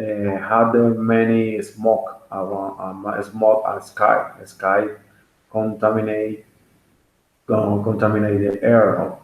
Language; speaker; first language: English; non-native, learner; Spanish